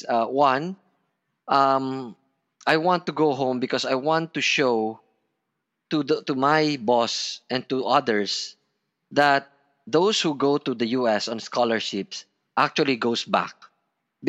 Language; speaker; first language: English; non-native, local second language; Filipino